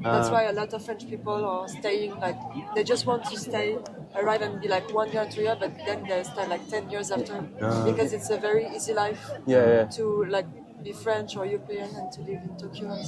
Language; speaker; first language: English; non-native, fluent; French